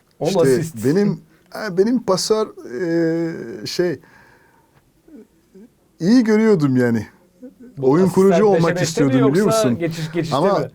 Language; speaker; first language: Turkish; non-native, fluent; French